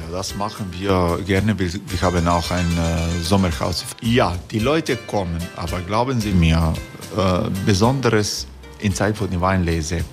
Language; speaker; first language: German; non-native, learner; Croatian